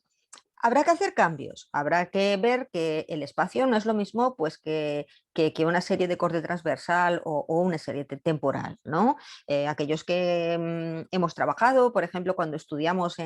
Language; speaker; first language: Spanish; native; Spanish